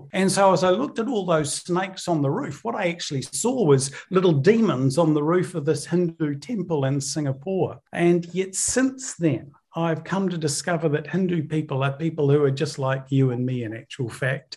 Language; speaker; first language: English; native; English